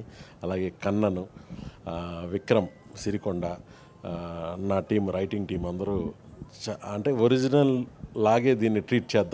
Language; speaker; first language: Telugu; native; Telugu